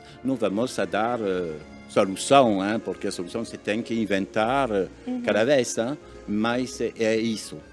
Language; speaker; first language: Portuguese; non-native, learner; French